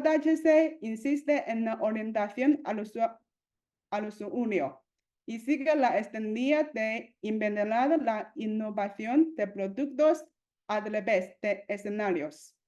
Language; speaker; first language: Spanish; non-native, fluent; Chinese